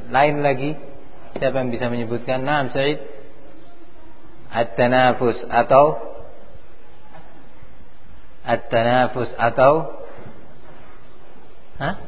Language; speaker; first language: Indonesian; native; Indonesian